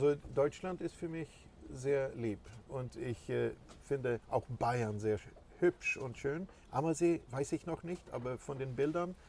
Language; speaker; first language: German; non-native, fluent; Swedish